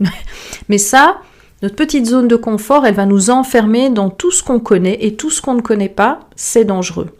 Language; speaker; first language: French; native; French